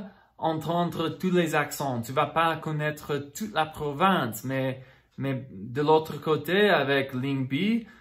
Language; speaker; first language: French; non-native, fluent; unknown